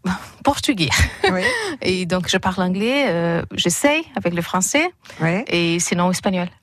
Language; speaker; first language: French; non-native, learner; Portuguese